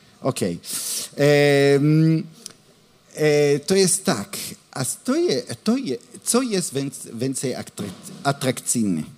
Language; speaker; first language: Polish; non-native, learner; Hebrew